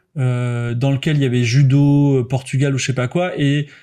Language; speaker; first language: French; native; French